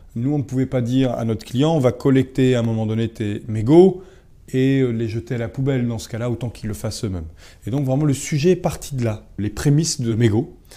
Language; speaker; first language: French; native; French